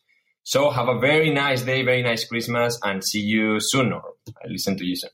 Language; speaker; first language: English; non-native, fluent; Catalan